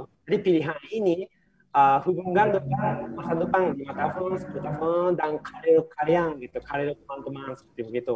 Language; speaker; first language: Indonesian; non-native, fluent; Japanese